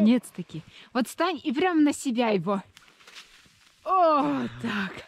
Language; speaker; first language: Russian; native; Russian